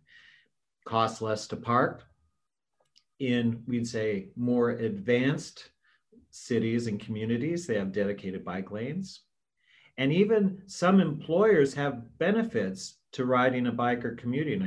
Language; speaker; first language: English; native; English